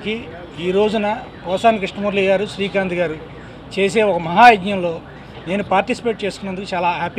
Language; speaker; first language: Telugu; native; Telugu